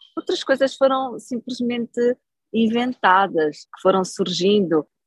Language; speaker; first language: Portuguese; native; Portuguese